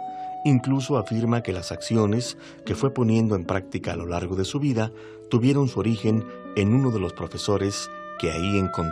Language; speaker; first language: Spanish; native; Spanish